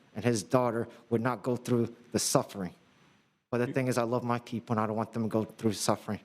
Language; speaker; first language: English; non-native, fluent; Russian